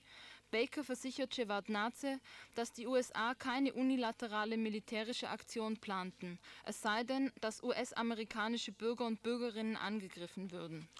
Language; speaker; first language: German; native; German